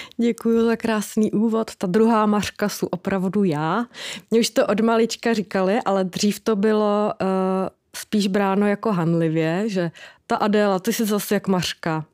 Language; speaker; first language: Czech; native; Czech